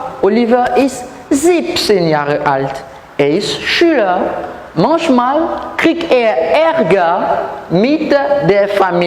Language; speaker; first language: German; non-native, learner; French